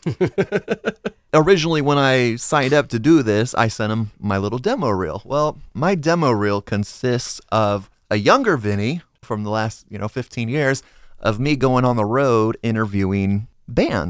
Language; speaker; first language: English; native; English